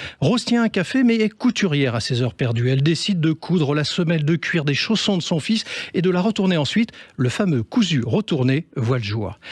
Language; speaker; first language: French; native; French